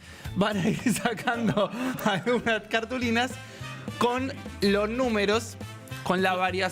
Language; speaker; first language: Spanish; native; Spanish